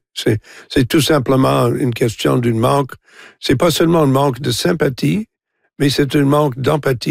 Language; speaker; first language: French; non-native, local second language; English